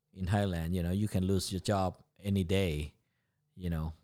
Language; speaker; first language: English; non-native, learner; Thai